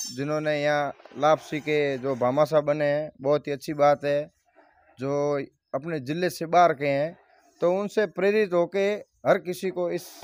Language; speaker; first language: Hindi; native; Hindi